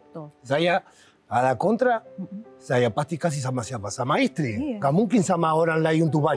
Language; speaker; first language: Indonesian; non-native, learner; Spanish